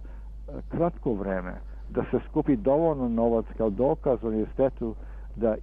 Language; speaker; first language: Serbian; early bilingual, heritage; Serbian